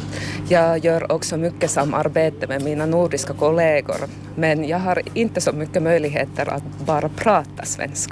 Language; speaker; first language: Swedish; non-native, local second language; Finnish